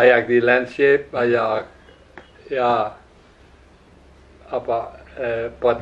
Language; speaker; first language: Indonesian; non-native, learner; Dutch